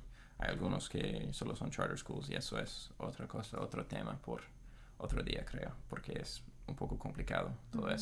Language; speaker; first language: Spanish; non-native, fluent; English